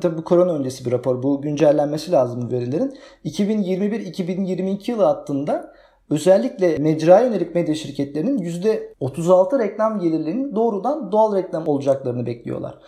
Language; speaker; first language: Turkish; native; Turkish